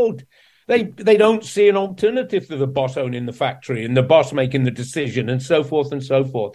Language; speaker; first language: English; native; English